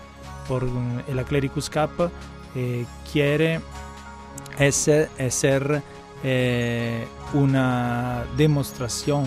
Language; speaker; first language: Spanish; non-native, learner; Italian